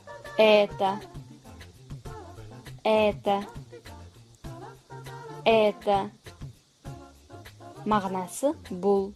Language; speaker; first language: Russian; non-native, fluent; Kazakh